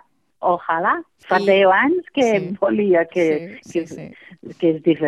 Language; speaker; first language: Catalan; non-native, fluent; English